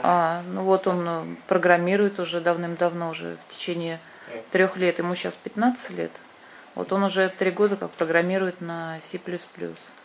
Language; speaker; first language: Russian; native; Russian